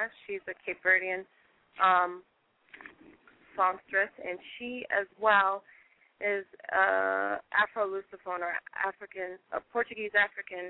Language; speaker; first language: English; early bilingual, other home language; French